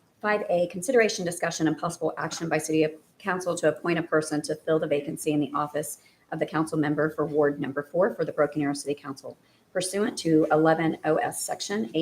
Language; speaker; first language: English; native; English